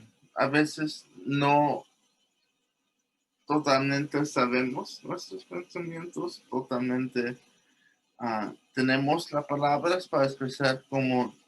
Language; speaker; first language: Spanish; early bilingual, heritage; English